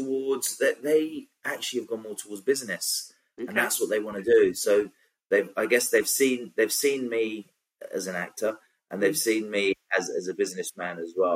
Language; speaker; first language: English; native; English